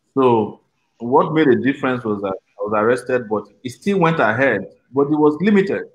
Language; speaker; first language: English; non-native, local second language; Yoruba